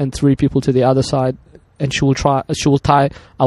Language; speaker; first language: English; early bilingual, other home language; Arabic